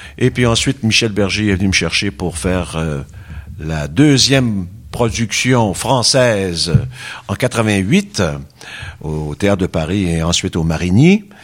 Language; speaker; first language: French; native; French